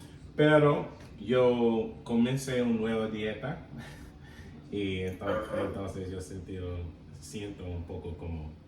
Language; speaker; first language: Spanish; non-native, learner; English